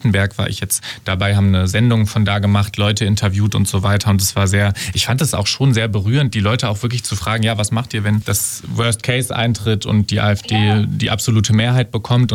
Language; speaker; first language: German; native; German